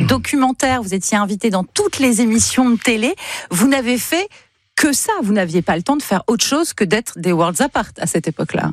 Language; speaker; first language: French; native; French